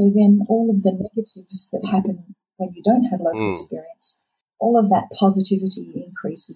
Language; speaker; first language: English; native; English